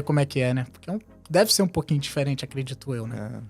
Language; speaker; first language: Portuguese; native; Portuguese